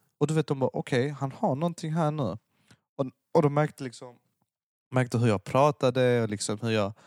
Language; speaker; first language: Swedish; early bilingual, other home language; Persian